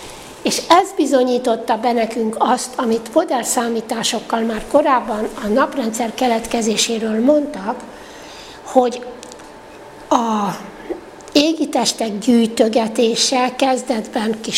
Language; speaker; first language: Hungarian; native; Hungarian